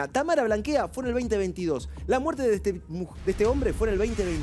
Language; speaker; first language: Spanish; native; Spanish